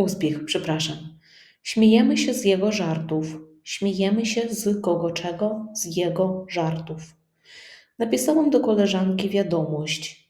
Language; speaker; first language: Polish; non-native, fluent; Ukrainian